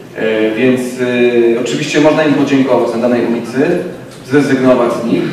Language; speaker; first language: Polish; native; Polish